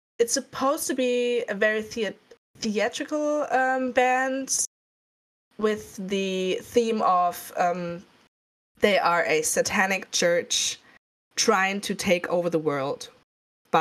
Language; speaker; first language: English; non-native, fluent; German